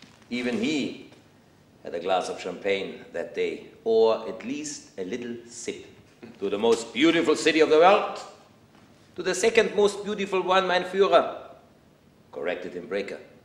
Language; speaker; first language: English; non-native, fluent; German